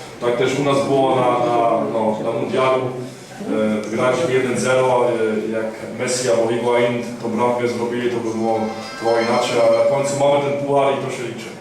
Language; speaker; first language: Polish; early bilingual, heritage; Polish